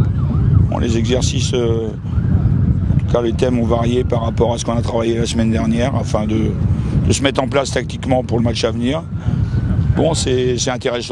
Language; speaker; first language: French; native; French